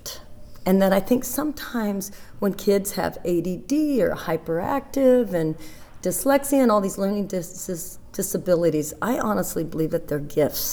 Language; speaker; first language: English; native; English